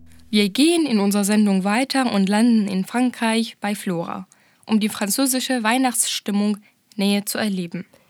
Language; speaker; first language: German; non-native, fluent; Arabic